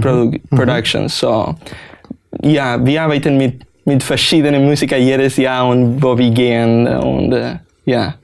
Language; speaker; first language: German; non-native, learner; Spanish